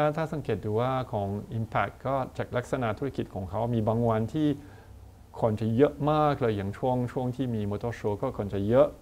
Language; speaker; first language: Thai; non-native, fluent; French